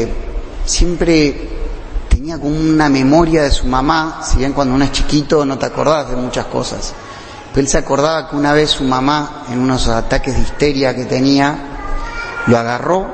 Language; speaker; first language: Spanish; native; Spanish